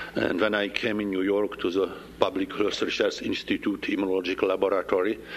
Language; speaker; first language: English; non-native, fluent; Czech